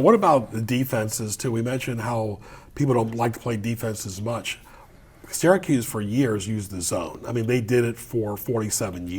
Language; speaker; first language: English; native; English